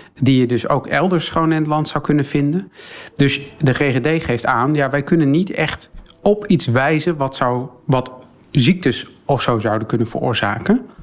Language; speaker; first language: Dutch; early bilingual, other home language; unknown